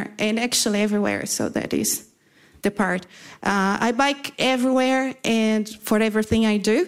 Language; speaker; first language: English; non-native, fluent; Portuguese